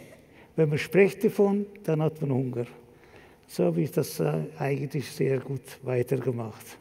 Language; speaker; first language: German; non-native, fluent; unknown